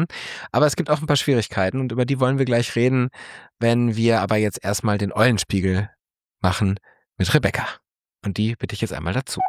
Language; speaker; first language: German; native; German